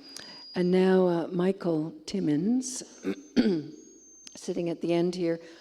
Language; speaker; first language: English; native; English